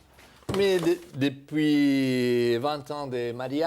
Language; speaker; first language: French; non-native, fluent; Spanish